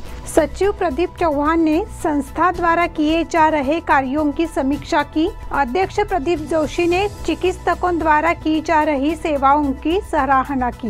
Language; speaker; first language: Hindi; non-native, local second language; Marathi